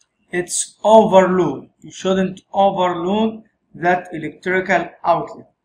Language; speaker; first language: English; non-native, fluent; Arabic